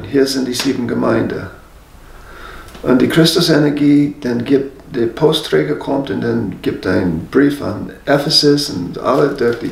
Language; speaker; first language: German; non-native, fluent; English